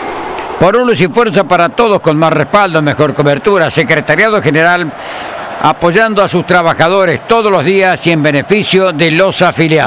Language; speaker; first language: Spanish; native; Spanish